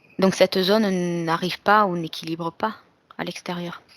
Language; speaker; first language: French; native; French